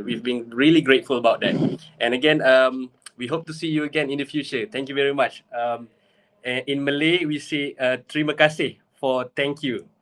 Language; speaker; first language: English; non-native, local second language; Malay